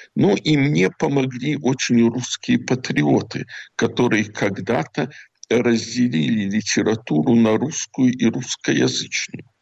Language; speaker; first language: Russian; native; Russian